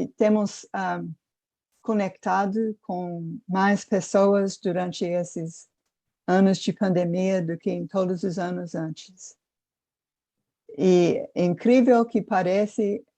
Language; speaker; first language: Portuguese; non-native, fluent; English